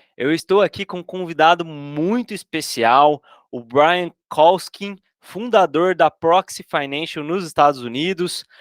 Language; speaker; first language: Portuguese; native; Portuguese